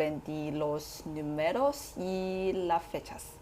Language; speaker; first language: Spanish; non-native, learner; Chinese